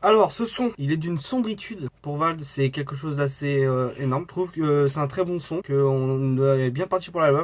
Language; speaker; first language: French; native; French